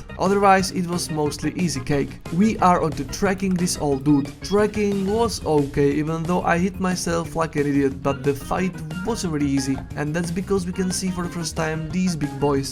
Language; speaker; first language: English; non-native, fluent; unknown